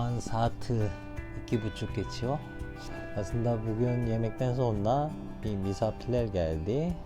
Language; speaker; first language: Turkish; non-native, learner; Korean